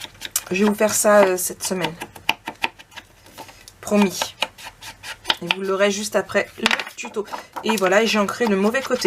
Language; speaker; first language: French; native; French